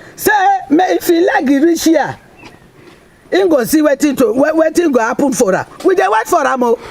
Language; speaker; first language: Nigerian Pidgin; non-native, local second language; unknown